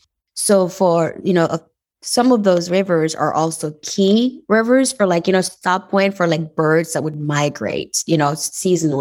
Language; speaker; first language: English; non-native, fluent; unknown